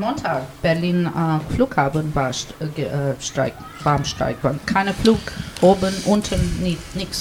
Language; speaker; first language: German; non-native, learner; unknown